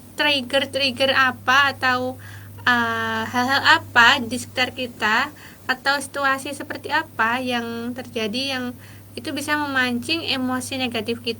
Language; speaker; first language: Indonesian; native; Indonesian